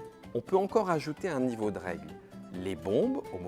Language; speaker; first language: French; native; French